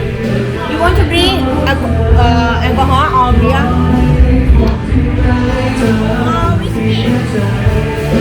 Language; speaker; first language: English; non-native, learner; Thai